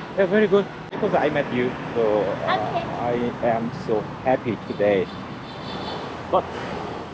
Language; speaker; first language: English; non-native, learner; Korean